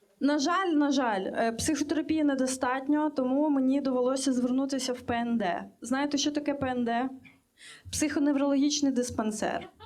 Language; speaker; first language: Ukrainian; native; Ukrainian